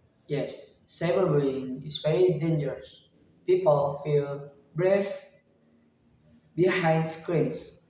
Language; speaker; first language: English; non-native, learner; Indonesian